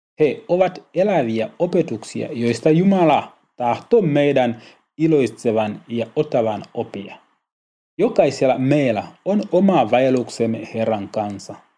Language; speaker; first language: Finnish; non-native, learner; Swahili